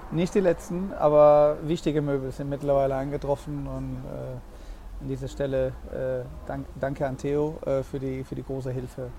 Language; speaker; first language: German; non-native, fluent; Spanish